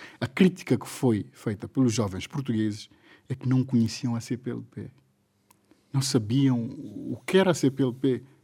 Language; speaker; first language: Portuguese; non-native, local second language; Upper Guinea Crioulo